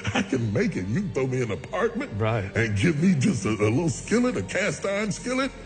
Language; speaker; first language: English; native; English